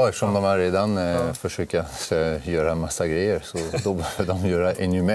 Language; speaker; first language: Swedish; non-native, fluent; French